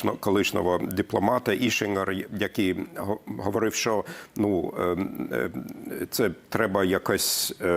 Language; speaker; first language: Ukrainian; non-native, fluent; German